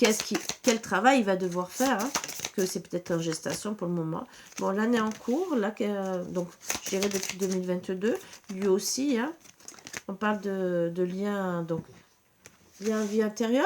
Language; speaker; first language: French; native; French